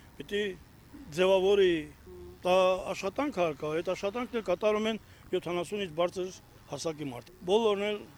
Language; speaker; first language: Armenian; native; Armenian